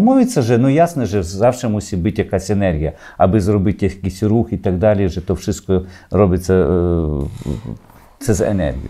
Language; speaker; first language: Polish; non-native, learner; Ukrainian